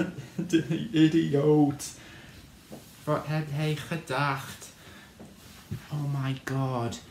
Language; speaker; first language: Dutch; non-native, learner; English